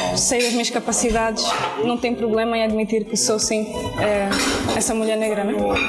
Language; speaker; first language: Portuguese; early bilingual, other home language; Spanish